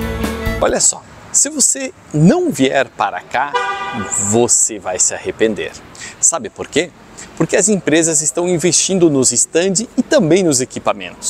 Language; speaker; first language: Portuguese; native; Portuguese